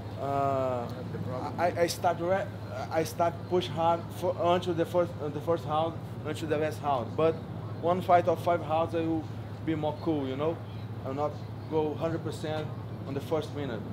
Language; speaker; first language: English; non-native, learner; Portuguese